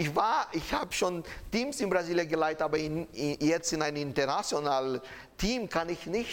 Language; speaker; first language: German; non-native, fluent; Portuguese